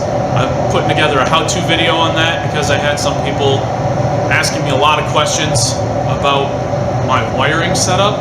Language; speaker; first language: English; native; English